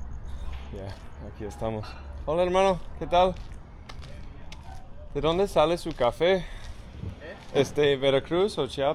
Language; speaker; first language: Spanish; non-native, fluent; English